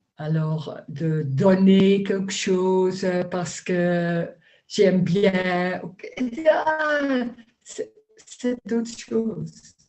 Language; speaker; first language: French; non-native, learner; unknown